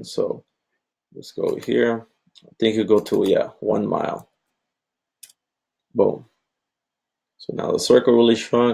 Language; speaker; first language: English; native; English